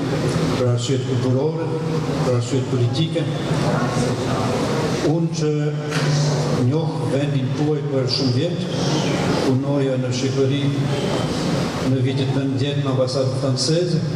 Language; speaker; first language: Albanian; non-native, fluent; French